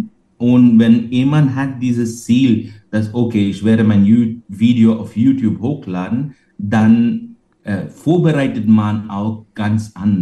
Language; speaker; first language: German; non-native, fluent; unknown